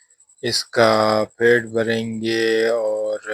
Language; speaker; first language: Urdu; non-native, local second language; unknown